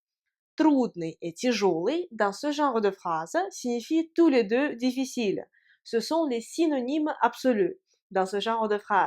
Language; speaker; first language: French; non-native, fluent; Russian